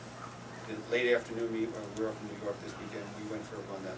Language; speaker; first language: English; native; English